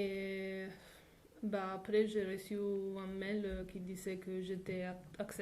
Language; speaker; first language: French; non-native, fluent; Italian